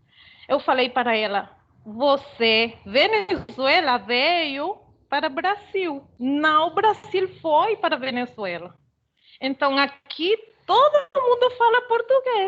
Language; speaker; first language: Portuguese; non-native, fluent; Spanish